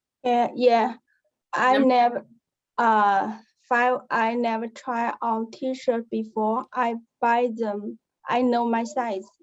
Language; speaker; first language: English; non-native, learner; Chinese